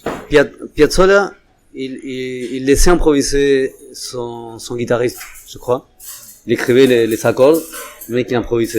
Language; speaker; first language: French; non-native, fluent; Spanish